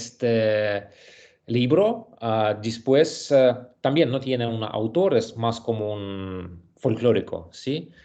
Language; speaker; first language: Spanish; non-native, learner; Russian